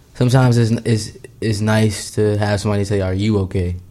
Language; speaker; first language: English; native; English